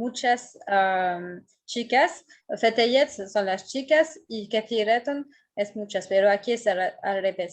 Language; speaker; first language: Spanish; non-native, fluent; French